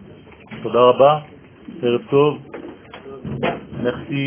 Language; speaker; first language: Hebrew; non-native, fluent; French